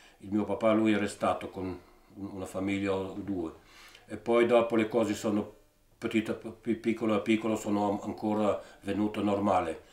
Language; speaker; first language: Italian; early bilingual, heritage; Italian